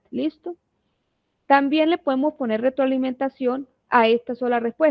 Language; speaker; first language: Spanish; native; Spanish